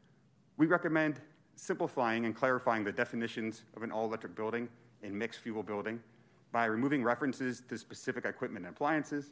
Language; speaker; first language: English; native; English